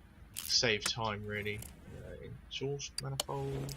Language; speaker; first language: English; native; English